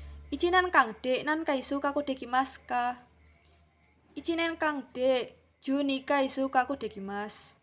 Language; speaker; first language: Japanese; non-native, learner; Indonesian